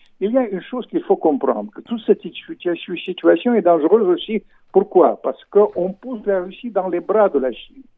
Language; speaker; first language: French; non-native, fluent; Russian